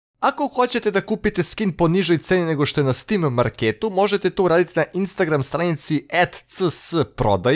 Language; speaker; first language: Serbian; native; Serbian